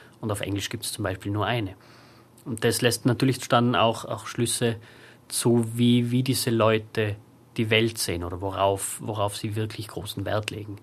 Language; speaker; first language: German; native; German